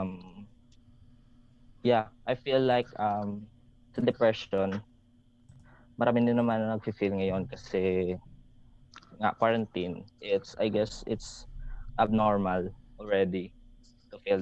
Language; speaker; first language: English; non-native, local second language; Hiligaynon